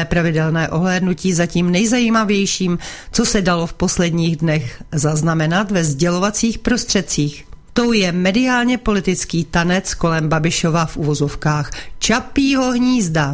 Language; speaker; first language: Czech; native; Czech